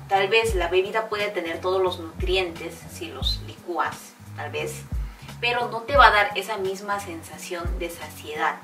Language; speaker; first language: Spanish; non-native, fluent; Korean